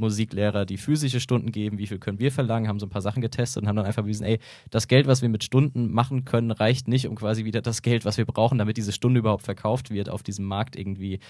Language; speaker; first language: German; native; German